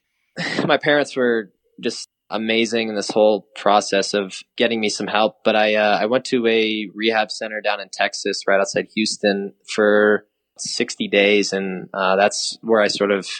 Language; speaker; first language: English; native; English